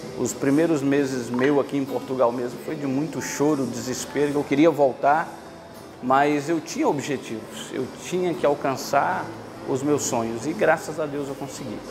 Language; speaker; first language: Portuguese; native; Portuguese